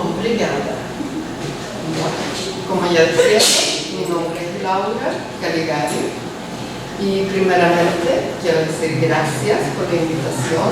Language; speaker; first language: Spanish; early bilingual, heritage; Spanish